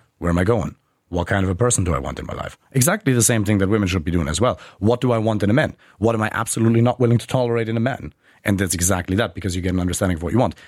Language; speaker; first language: English; non-native, fluent; German